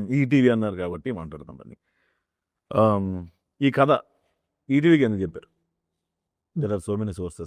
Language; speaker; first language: Telugu; native; Telugu